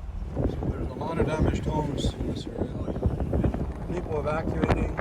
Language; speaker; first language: English; native; English